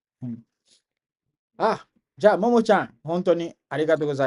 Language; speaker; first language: Japanese; non-native, learner; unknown